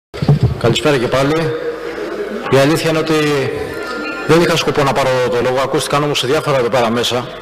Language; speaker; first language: Greek; native; Greek